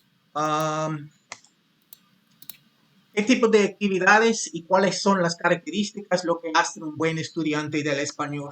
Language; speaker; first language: Spanish; non-native, learner; English